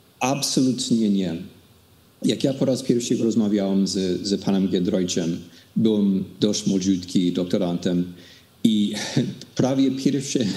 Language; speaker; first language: Polish; non-native, fluent; English